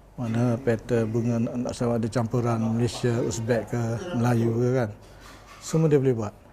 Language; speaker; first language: Malay; native; Malay